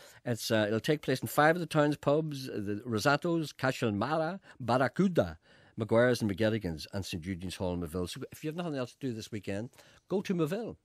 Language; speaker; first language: English; native; English